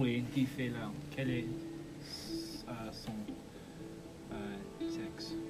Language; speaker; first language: French; non-native, learner; English